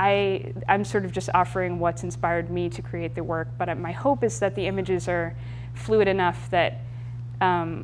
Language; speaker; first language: English; native; English